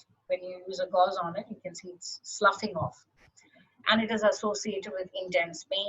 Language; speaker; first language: English; non-native, local second language; Malayalam